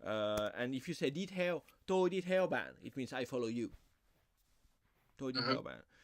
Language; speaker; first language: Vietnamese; non-native, fluent; French